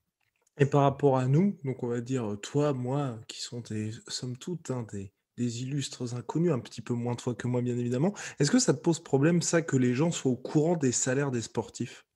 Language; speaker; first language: French; native; French